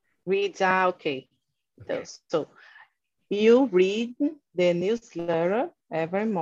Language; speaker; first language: English; non-native, learner; Portuguese